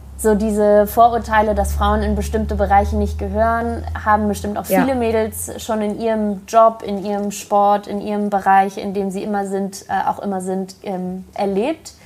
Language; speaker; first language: German; native; German